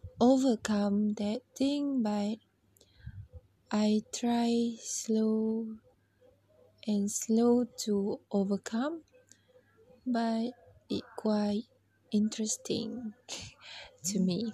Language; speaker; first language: English; non-native, learner; Malay